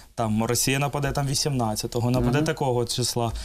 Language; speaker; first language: Ukrainian; non-native, local second language; Russian